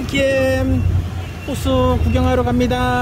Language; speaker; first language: Korean; native; Korean